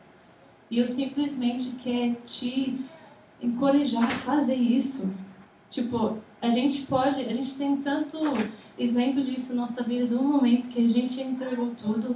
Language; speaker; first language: Portuguese; non-native, fluent; English